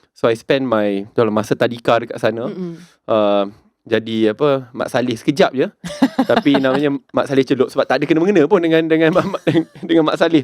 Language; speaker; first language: Malay; native; Malay